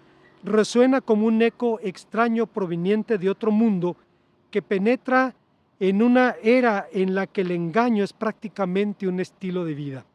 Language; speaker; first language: Spanish; native; Spanish